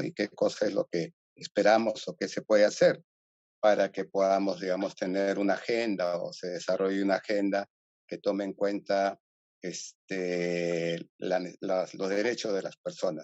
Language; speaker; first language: Spanish; native; Spanish